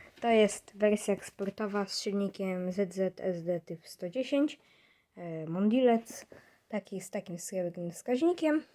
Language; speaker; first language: Polish; native; Polish